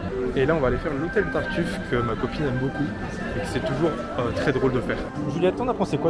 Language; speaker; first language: French; native; French